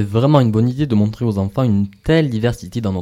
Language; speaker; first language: French; native; French